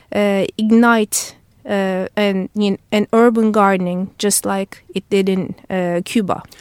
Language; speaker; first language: English; non-native, fluent; Turkish